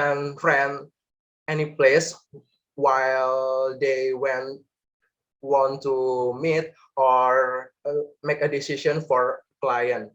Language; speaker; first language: English; non-native, learner; Indonesian